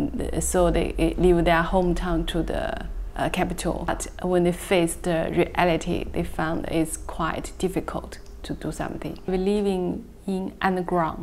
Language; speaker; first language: English; non-native, learner; Chinese